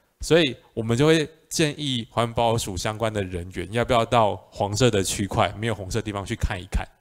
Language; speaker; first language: Chinese; native; Chinese